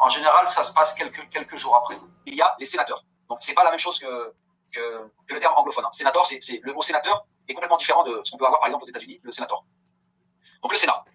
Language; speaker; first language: French; native; French